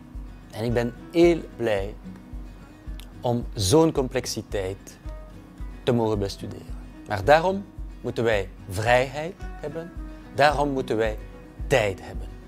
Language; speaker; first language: Dutch; non-native, fluent; French